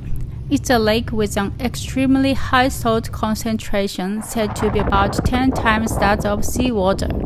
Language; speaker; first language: English; non-native, learner; Japanese